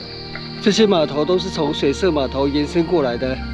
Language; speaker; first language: Chinese; native; Chinese